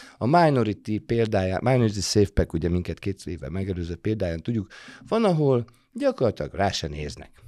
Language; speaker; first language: Hungarian; native; Hungarian